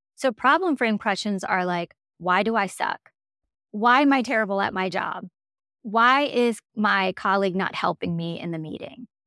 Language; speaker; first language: English; native; English